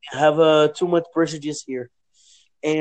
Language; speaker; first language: English; non-native, learner; Portuguese